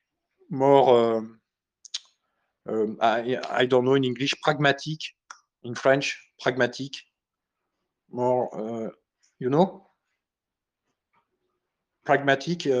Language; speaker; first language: English; non-native, learner; French